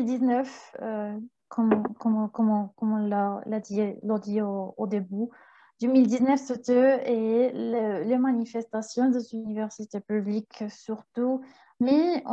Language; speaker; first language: French; non-native, fluent; Spanish